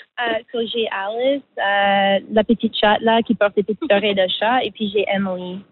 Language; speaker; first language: French; non-native, local second language; English